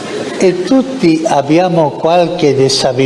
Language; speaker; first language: Italian; non-native, fluent; Spanish